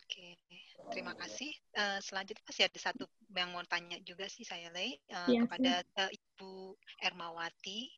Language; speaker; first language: Indonesian; native; Indonesian